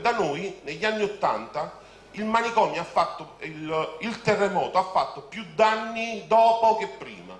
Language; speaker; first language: Italian; native; Italian